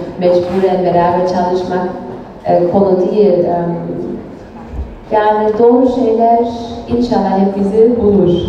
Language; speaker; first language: Turkish; non-native, fluent; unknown